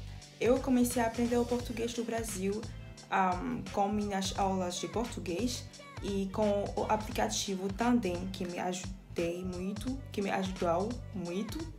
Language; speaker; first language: Portuguese; non-native, learner; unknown